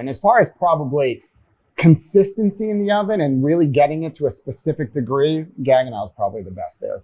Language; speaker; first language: English; native; English